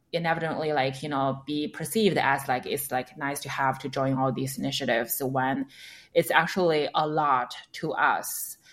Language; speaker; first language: English; non-native, fluent; Chinese